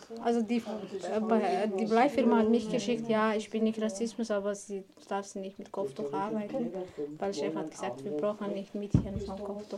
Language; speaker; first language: German; non-native, learner; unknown